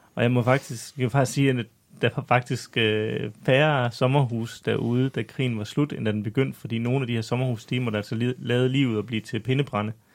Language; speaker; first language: Danish; native; Danish